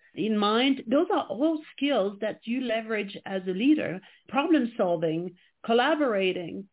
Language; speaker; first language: English; non-native, fluent; French